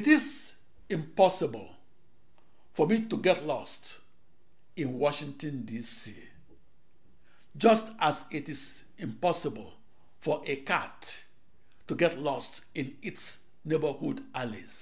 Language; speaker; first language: English; non-native, local second language; Igbo